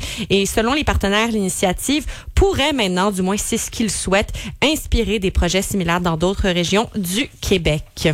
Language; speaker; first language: French; native; French